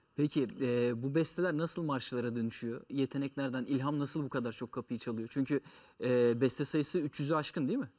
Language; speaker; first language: Turkish; native; Turkish